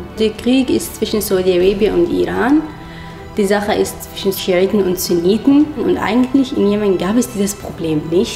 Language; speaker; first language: German; non-native, fluent; Arabic